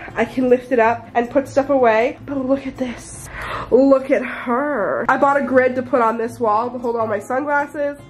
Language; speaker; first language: English; native; English